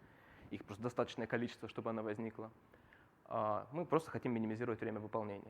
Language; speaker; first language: Russian; native; Russian